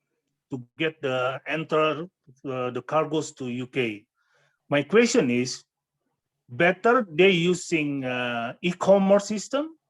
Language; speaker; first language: English; non-native, fluent; Indonesian